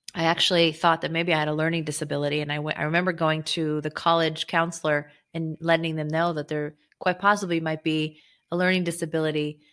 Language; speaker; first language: English; early bilingual, other home language; Hebrew